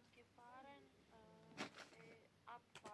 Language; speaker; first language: German; non-native, learner; Macedonian